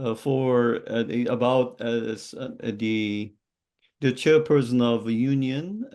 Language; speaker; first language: English; non-native, learner; Korean